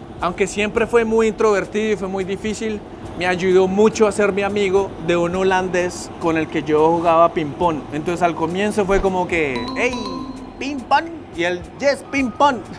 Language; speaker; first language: Spanish; native; Spanish